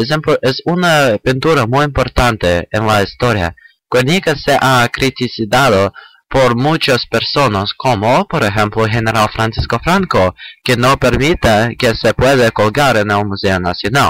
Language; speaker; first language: Spanish; non-native, learner; English